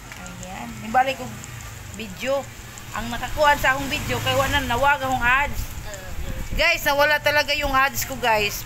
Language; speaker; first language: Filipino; non-native, local second language; Cebuano